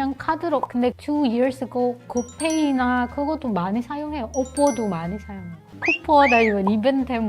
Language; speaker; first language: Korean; non-native, fluent; Indonesian